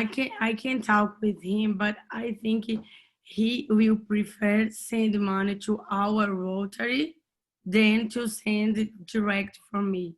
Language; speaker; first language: English; non-native, learner; Portuguese